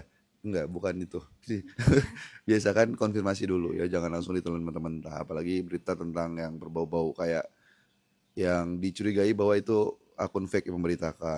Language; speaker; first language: Indonesian; native; Indonesian